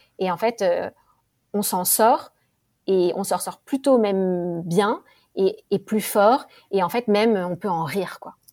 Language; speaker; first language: French; native; French